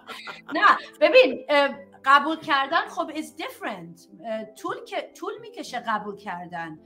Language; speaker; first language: Persian; early bilingual, heritage; Persian